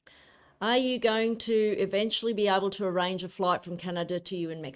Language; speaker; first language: English; native; English